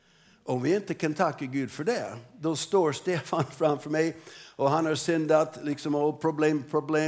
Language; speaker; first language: Swedish; non-native, fluent; English